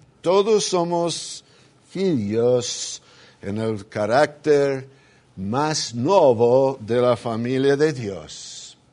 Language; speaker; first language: Spanish; non-native, fluent; English